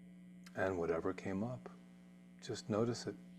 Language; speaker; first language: English; native; English